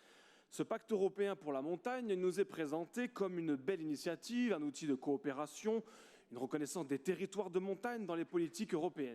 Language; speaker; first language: French; native; French